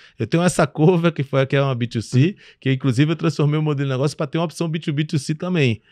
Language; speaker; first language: Portuguese; early bilingual, other home language; French